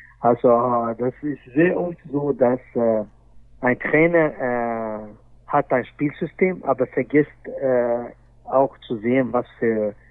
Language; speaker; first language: German; non-native, fluent; Swedish